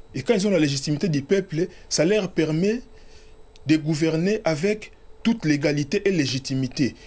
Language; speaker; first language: French; non-native, local second language; Lingala